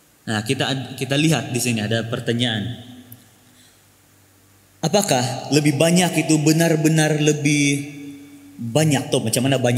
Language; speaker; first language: Malay; native; Malay